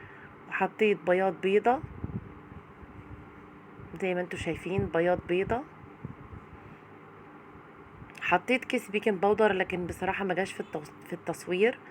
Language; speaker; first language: Arabic; native; Arabic